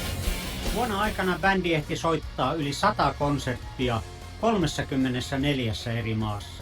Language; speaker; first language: Finnish; native; Finnish